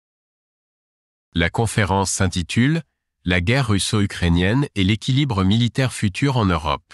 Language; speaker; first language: French; native; French